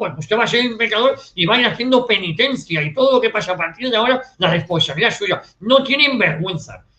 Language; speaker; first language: Spanish; native; Spanish